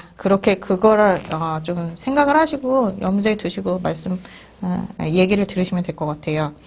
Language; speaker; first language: Korean; native; Korean